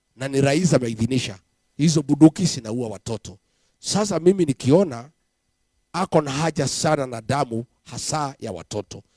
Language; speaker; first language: Swahili; non-native, local second language; Kikuyu